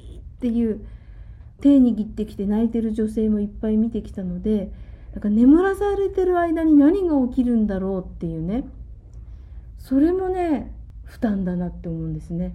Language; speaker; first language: Japanese; native; Japanese